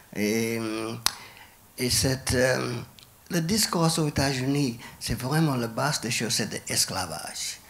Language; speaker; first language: French; non-native, fluent; English